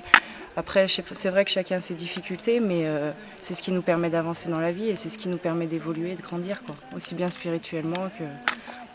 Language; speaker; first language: French; native; French